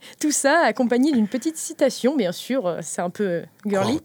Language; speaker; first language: French; native; French